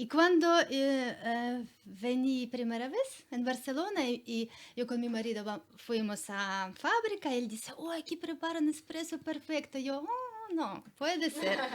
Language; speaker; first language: Spanish; non-native, learner; Ukrainian